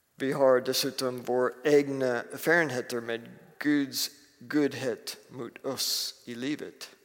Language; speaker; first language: Swedish; non-native, fluent; English